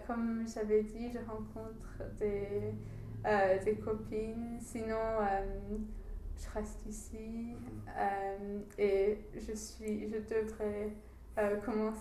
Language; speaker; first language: French; non-native, learner; English